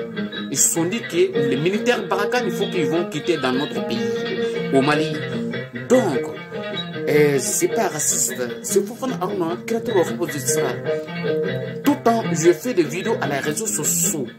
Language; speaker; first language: French; non-native, learner; Bambara